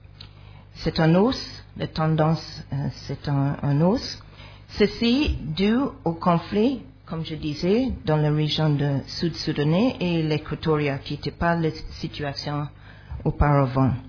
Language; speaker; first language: French; non-native, fluent; English